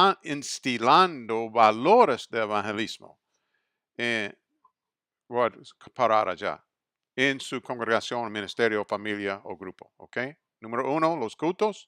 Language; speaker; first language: Spanish; non-native, fluent; English